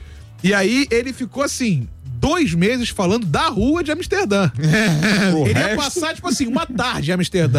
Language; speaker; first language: Portuguese; native; Portuguese